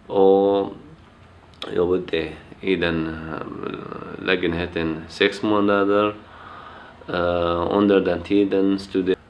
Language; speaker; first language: Swedish; non-native, fluent; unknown